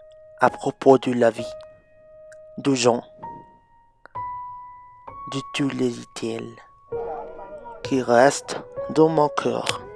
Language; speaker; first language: French; non-native, learner; Spanish